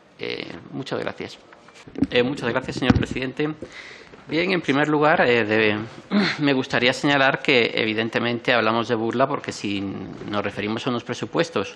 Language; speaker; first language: Spanish; native; Spanish